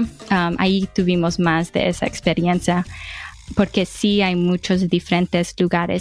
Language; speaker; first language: Spanish; early bilingual, heritage; Spanish